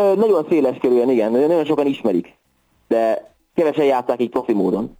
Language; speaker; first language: Hungarian; native; Hungarian